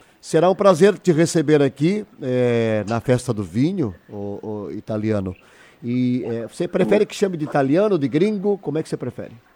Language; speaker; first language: Portuguese; native; Portuguese